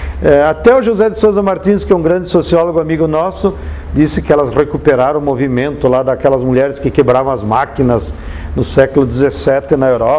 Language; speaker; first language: Portuguese; native; Portuguese